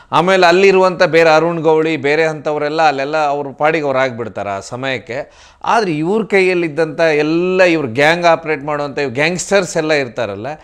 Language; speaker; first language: Kannada; non-native, local second language; Tulu